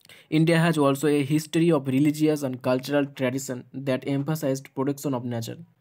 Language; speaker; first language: English; non-native, local second language; Bangla